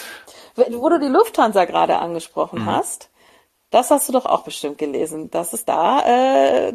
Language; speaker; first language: German; native; German